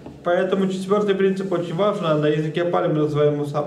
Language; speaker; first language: Russian; native; Russian